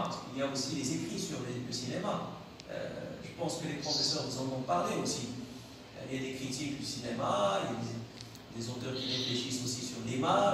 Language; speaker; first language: French; non-native, local second language; Arabic